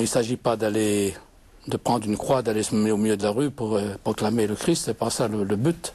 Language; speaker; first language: French; native; French